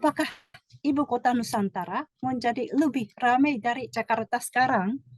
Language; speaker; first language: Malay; non-native, fluent; Japanese